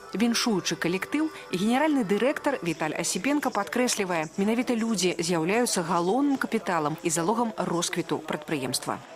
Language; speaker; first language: Belarusian; native; Belarusian